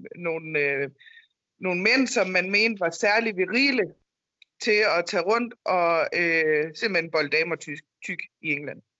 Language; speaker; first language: Danish; native; Danish